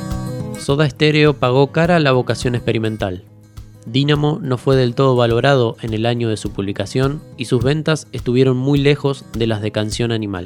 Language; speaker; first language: Spanish; native; Spanish